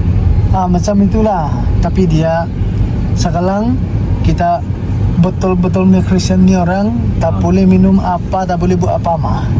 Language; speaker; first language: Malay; non-native, learner; Tedim Chin